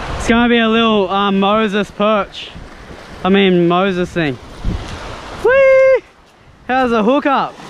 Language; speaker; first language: English; native; English